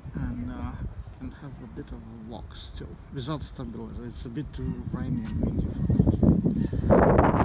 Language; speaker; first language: English; non-native, fluent; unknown